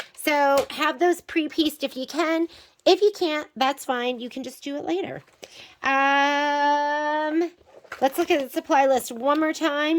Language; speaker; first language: English; native; English